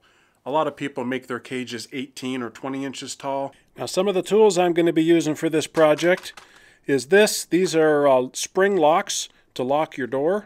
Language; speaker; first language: English; native; English